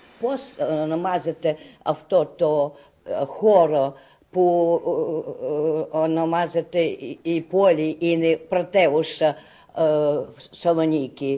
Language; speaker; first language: Greek; early bilingual, heritage; Greek